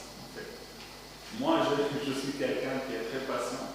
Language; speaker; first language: French; non-native, learner; Arabic